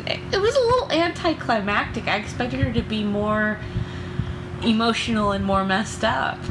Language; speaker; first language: English; native; English